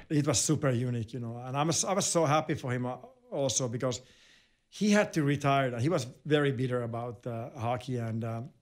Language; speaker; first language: English; non-native, fluent; Finnish